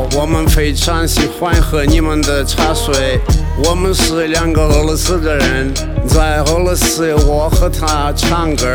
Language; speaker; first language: Chinese; non-native, learner; Russian